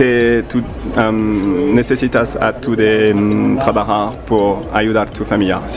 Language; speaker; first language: Spanish; non-native, learner; French